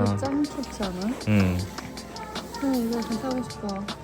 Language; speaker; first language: Korean; non-native, fluent; Norwegian